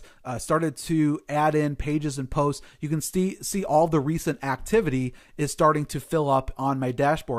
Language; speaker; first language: English; native; English